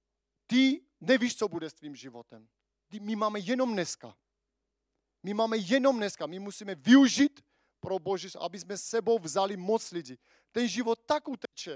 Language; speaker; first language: Czech; non-native, fluent; Armenian